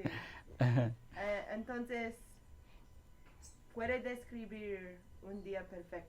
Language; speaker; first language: Spanish; non-native, learner; English